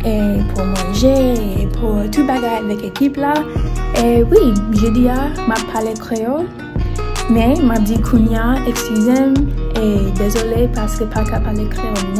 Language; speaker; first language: Haitian Creole; non-native, learner; English